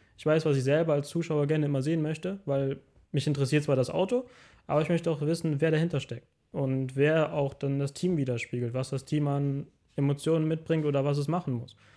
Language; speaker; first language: German; native; German